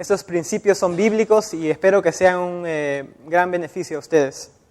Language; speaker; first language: Spanish; native; Spanish